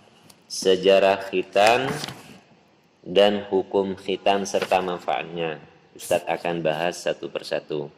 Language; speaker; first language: Indonesian; native; Indonesian